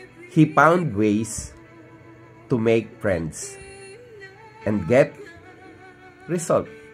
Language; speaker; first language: English; non-native, local second language; Filipino